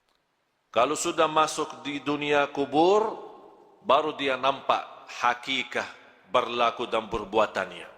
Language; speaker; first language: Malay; non-native, fluent; Arabic